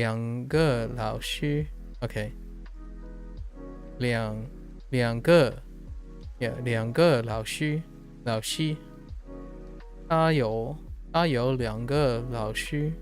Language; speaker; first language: Chinese; non-native, learner; English